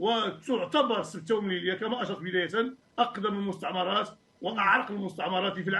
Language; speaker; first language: Arabic; native; Arabic